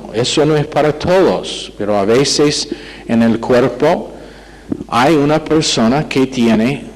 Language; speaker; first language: Spanish; non-native, fluent; English